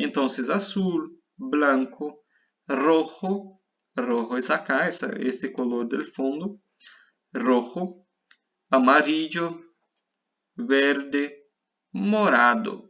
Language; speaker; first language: Spanish; non-native, fluent; Portuguese